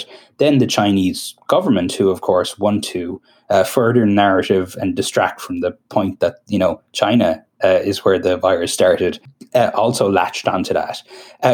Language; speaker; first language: English; native; English